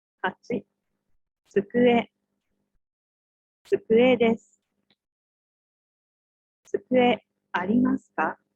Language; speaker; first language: Japanese; non-native, learner; Indonesian